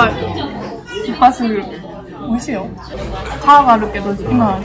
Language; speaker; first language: Japanese; non-native, learner; Korean